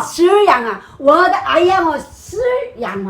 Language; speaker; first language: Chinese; non-native, learner; Korean